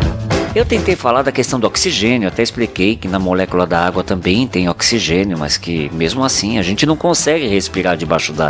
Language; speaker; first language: Portuguese; native; Portuguese